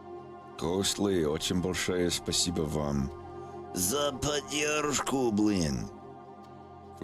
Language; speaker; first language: Russian; non-native, learner; English